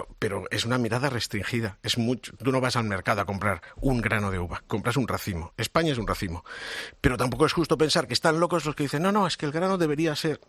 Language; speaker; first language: Spanish; non-native, local second language; Catalan